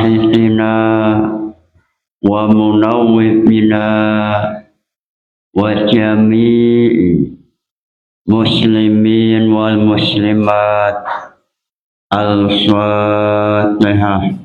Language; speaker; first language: Arabic; non-native, fluent; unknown